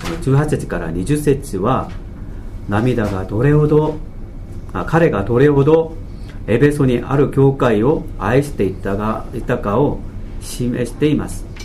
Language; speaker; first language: Japanese; non-native, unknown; Korean